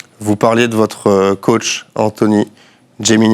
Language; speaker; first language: French; native; French